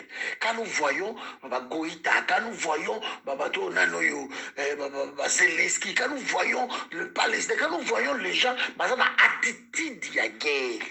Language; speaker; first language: French; non-native, local second language; Lingala